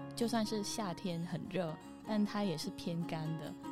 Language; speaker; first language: Chinese; non-native, fluent; Vietnamese